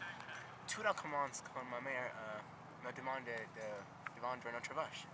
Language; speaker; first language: French; non-native, learner; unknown